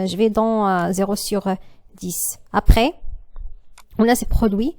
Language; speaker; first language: French; non-native, learner; Arabic